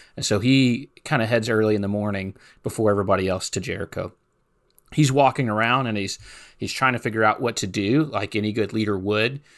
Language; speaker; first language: English; native; English